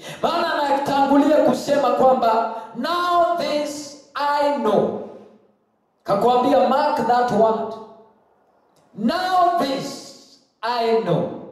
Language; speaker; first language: English; non-native, local second language; Swahili